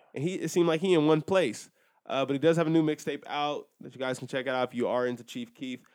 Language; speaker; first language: English; native; English